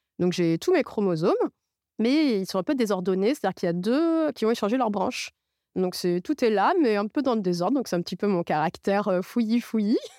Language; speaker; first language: French; non-native, local second language; Arabic